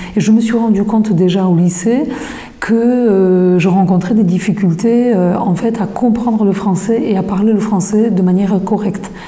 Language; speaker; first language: French; non-native, fluent; Polish